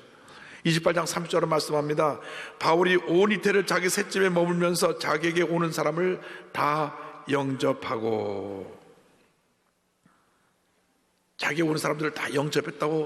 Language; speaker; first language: Korean; native; Korean